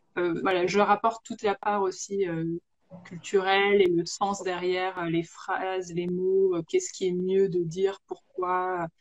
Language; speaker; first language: French; native; French